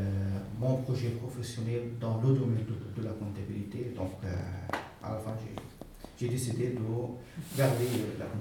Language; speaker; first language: French; non-native, fluent; Arabic